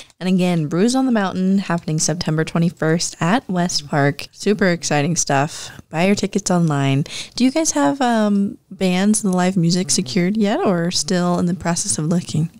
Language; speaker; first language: English; native; English